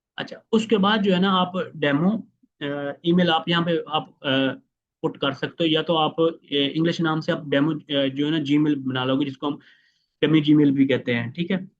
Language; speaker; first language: Urdu; non-native, local second language; Punjabi